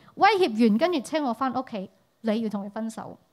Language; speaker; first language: Cantonese; early bilingual, heritage; Cantonese